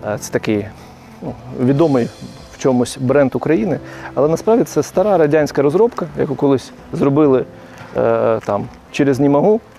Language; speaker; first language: Ukrainian; native; Ukrainian